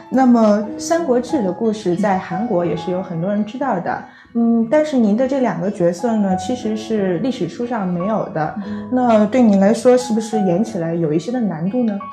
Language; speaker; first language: Chinese; native; Chinese